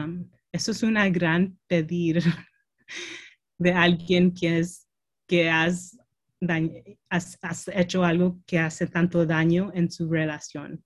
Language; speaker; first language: Spanish; early bilingual, heritage; Spanish